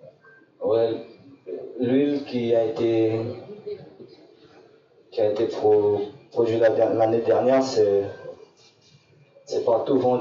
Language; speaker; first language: French; non-native, local second language; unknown